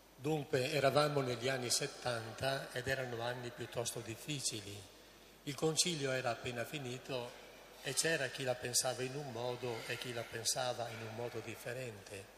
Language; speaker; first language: Italian; native; Italian